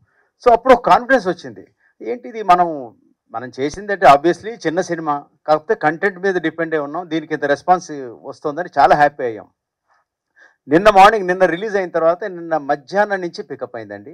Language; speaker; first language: Telugu; native; Telugu